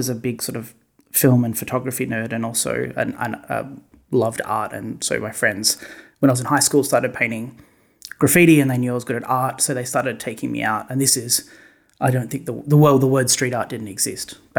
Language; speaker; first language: English; native; English